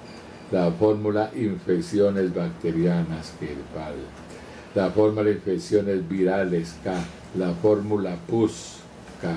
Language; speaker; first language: Spanish; native; Spanish